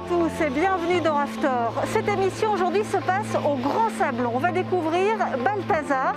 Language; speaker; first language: French; native; French